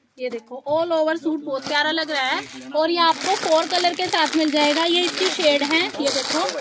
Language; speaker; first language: Hindi; native; Hindi